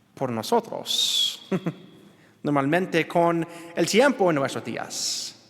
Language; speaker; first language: Spanish; non-native, learner; English